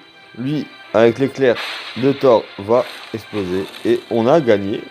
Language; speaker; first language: French; native; French